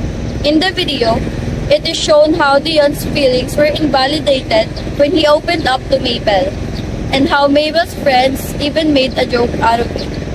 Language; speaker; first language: English; non-native, local second language; Filipino